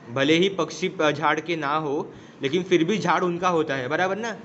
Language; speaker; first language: Hindi; non-native, local second language; Marathi